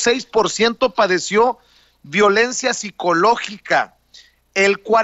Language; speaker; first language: Spanish; native; Spanish